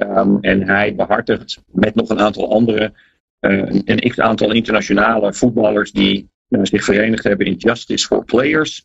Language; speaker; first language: Dutch; native; Dutch